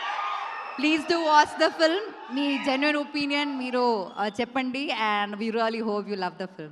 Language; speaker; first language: Telugu; non-native, local second language; Malayalam